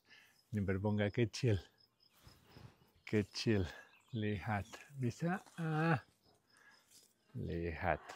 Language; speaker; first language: Indonesian; non-native, learner; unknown